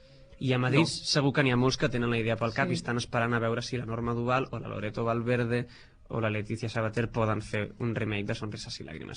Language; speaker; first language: Catalan; native; Catalan